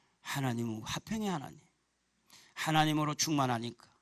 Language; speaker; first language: Korean; native; Korean